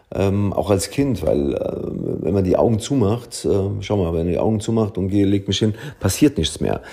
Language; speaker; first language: German; early bilingual, other home language; Italian